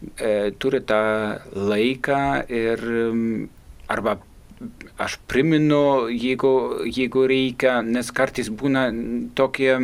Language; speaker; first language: Lithuanian; non-native, fluent; German